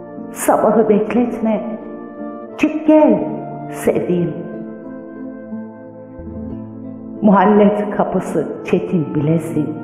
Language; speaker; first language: Turkish; native; Turkish